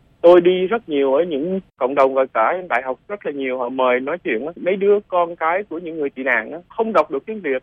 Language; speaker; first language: Vietnamese; early bilingual, other home language; English